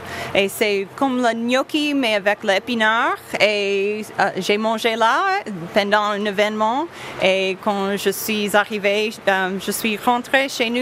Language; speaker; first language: French; non-native, learner; English